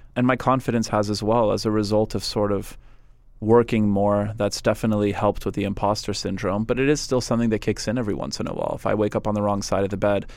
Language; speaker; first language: English; native; English